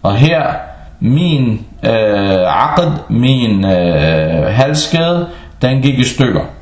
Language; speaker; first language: Danish; non-native, local second language; Arabic